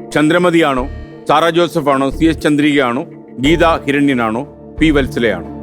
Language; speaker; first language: Malayalam; native; Malayalam